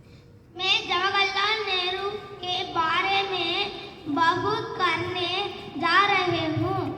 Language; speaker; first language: Hindi; non-native, local second language; Tamil